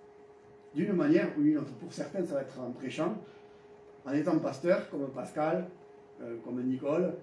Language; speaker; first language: French; native; French